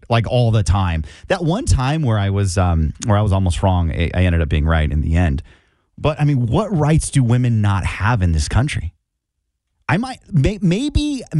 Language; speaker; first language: English; native; English